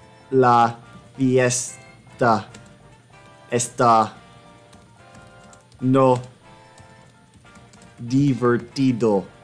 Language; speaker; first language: Spanish; non-native, learner; English